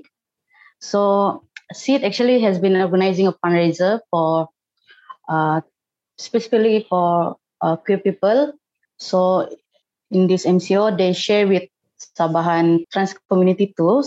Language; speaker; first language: English; non-native, local second language; Malay